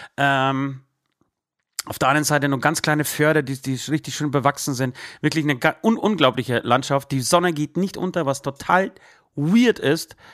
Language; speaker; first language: German; early bilingual, other home language; Polish